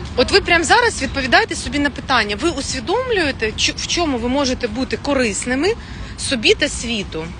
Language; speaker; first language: Ukrainian; non-native, local second language; Russian